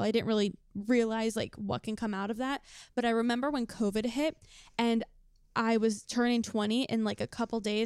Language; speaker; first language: English; native; English